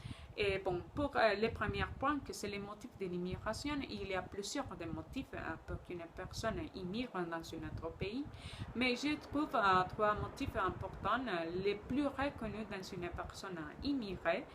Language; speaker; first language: French; non-native, learner; Spanish